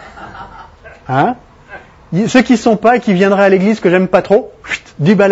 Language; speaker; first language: French; native; French